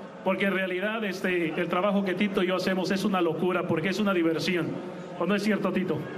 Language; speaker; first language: Spanish; native; Spanish